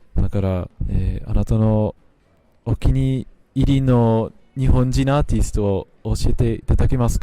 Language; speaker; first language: Japanese; non-native, fluent; English